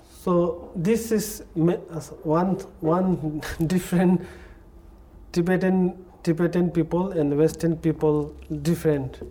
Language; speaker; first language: English; non-native, learner; Tibetan